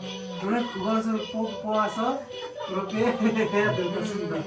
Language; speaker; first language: Korean; non-native, fluent; Nepali